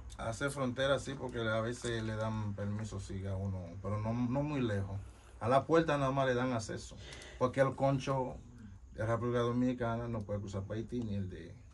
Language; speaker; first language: Spanish; non-native, fluent; Haitian Creole